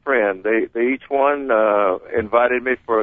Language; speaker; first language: English; native; English